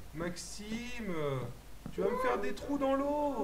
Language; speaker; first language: French; native; French